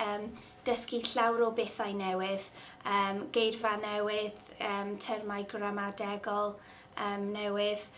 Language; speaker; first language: Welsh; non-native, local second language; English